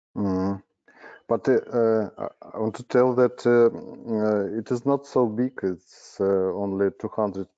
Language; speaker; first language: English; non-native, learner; Russian